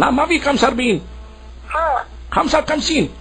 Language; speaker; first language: Arabic; non-native, learner; Urdu